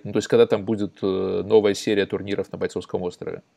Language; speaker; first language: Russian; native; Russian